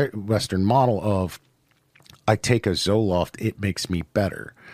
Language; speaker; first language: English; native; English